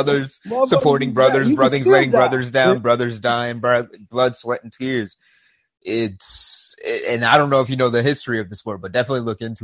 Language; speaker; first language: English; native; English